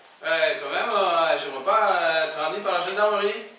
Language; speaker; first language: French; native; French